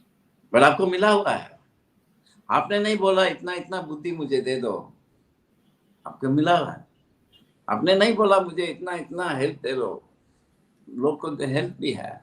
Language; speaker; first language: Hindi; non-native, local second language; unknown